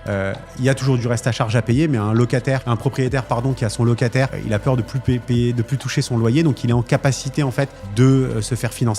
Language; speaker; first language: French; native; French